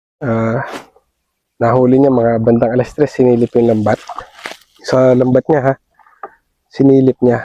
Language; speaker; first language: Filipino; native; Filipino